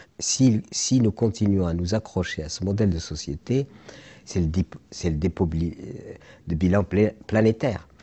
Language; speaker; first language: French; non-native, local second language; Arabic